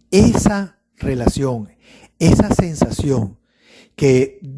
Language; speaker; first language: Spanish; native; Spanish